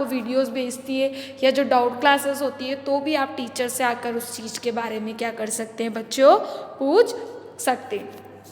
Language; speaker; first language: Hindi; native; Hindi